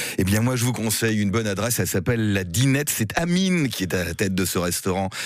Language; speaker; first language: French; native; French